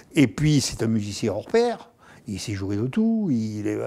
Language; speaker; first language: French; native; French